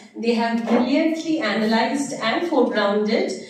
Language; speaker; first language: English; non-native, local second language; Bangla